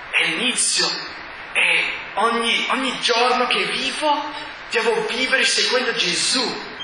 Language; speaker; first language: Italian; non-native, fluent; English